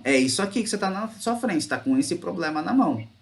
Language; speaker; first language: Portuguese; native; Portuguese